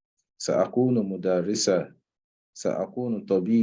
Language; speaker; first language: Arabic; non-native, fluent; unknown